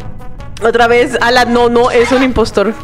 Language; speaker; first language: Spanish; native; Spanish